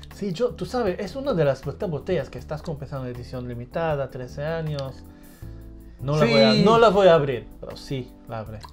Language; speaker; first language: Spanish; early bilingual, heritage; Spanish